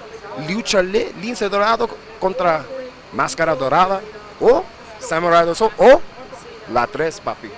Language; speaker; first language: Spanish; early bilingual, heritage; English